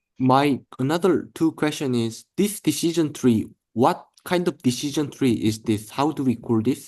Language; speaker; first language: English; non-native, learner; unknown